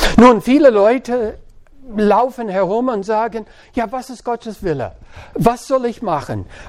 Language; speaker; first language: German; non-native, fluent; English